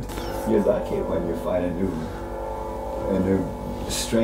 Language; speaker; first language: English; native; English